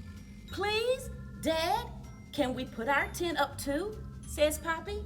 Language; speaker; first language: English; native; English